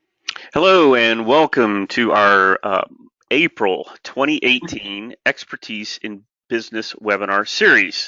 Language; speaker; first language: English; native; English